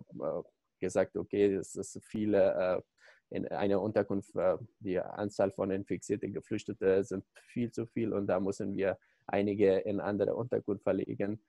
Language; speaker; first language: German; non-native, learner; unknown